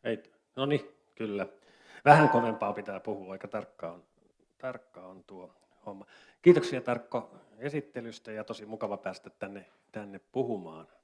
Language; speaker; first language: Finnish; native; Finnish